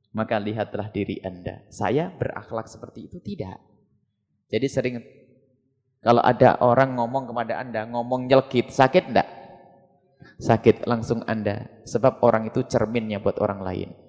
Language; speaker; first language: Indonesian; non-native, local second language; Javanese